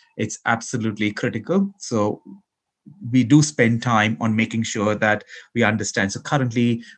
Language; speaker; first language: English; non-native, local second language; Malayalam